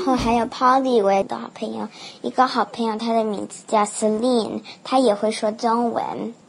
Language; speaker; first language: Chinese; early bilingual, heritage; Chinese